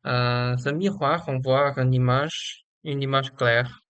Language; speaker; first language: French; non-native, learner; Chinese